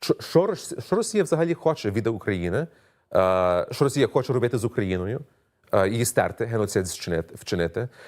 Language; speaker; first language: Ukrainian; early bilingual, heritage; Ukrainian